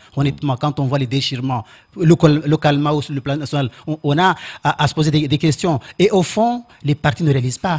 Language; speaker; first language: French; non-native, local second language; Comorian